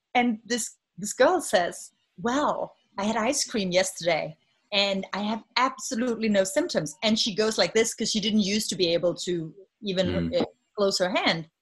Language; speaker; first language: English; non-native, fluent; Danish